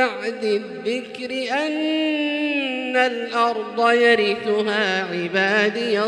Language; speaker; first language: Arabic; native; Arabic